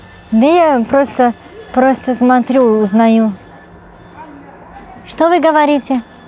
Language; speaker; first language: Russian; non-native, fluent; Italian